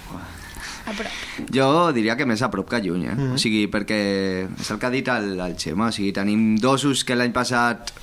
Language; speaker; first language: Catalan; native; Catalan